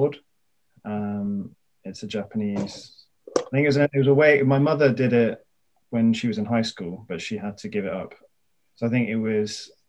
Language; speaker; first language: English; native; English